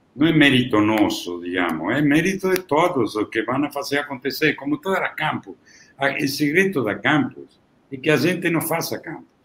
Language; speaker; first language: Portuguese; non-native, fluent; Italian